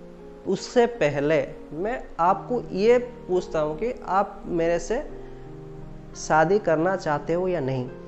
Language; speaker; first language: Hindi; non-native, local second language; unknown